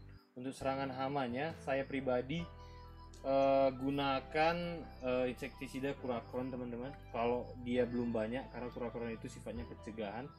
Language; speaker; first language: Indonesian; native; Indonesian